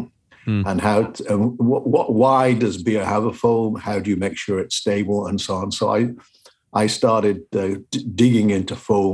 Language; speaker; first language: English; native; English